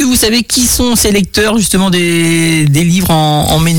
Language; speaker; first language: French; native; French